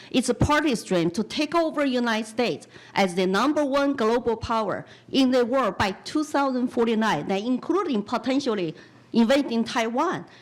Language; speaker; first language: English; non-native, fluent; Chinese